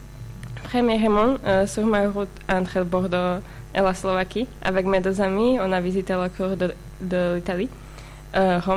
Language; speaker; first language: French; non-native, fluent; Slovak